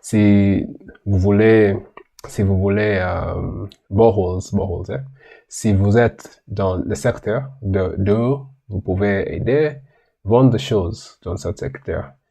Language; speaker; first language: French; non-native, learner; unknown